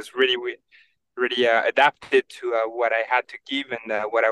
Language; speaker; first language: English; non-native, fluent; French